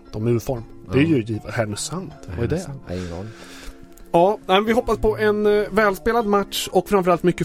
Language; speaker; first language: Swedish; native; Swedish